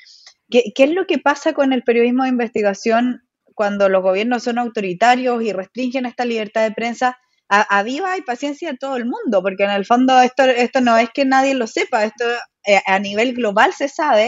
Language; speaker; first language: Spanish; native; Spanish